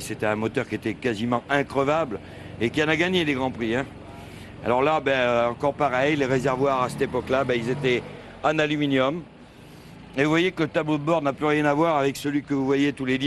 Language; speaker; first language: French; native; French